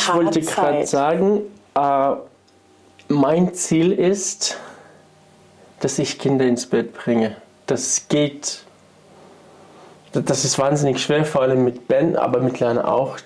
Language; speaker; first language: German; non-native, fluent; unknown